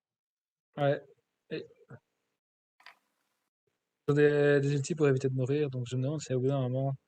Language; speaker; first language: French; native; French